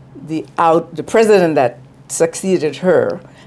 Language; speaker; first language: English; native; English